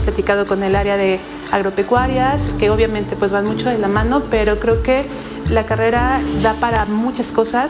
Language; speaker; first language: Spanish; native; Spanish